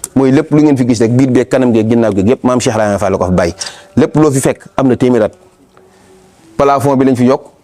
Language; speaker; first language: Wolof; native; Wolof